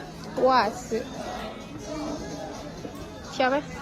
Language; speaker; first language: Chinese; non-native, fluent; Lao